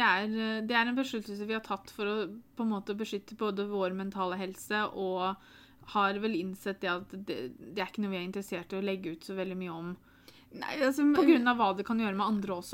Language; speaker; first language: Norwegian; native; Norwegian